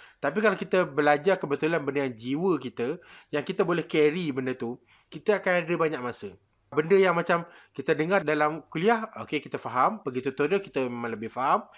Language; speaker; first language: Malay; native; Malay